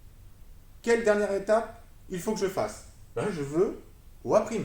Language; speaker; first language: French; native; French